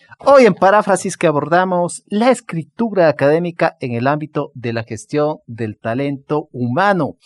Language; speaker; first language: Spanish; native; Spanish